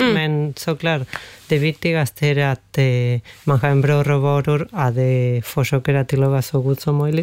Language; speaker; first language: Swedish; non-native, fluent; Spanish